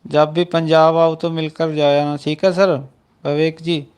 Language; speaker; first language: Hindi; non-native, local second language; Punjabi